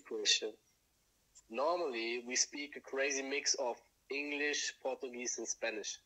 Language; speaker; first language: English; non-native, fluent; German